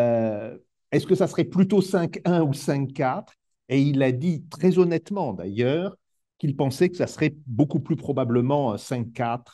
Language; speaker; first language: French; native; French